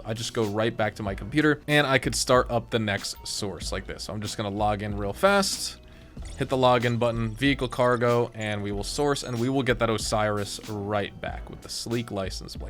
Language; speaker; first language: English; native; English